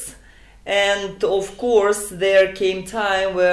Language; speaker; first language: English; non-native, learner; Russian